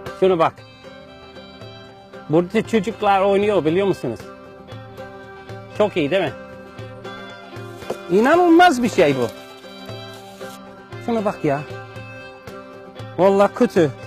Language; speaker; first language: Turkish; non-native, learner; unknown